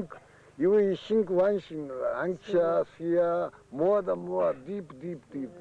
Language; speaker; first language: English; non-native, learner; Japanese